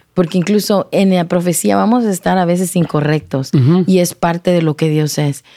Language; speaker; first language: Spanish; native; Spanish